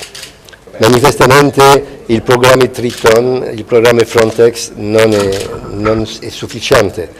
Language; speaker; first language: Italian; non-native, fluent; Spanish